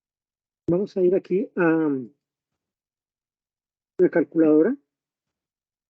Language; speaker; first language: Spanish; native; Spanish